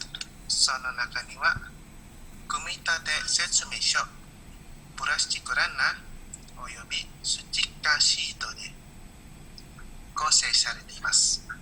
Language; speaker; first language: Japanese; non-native, learner; Indonesian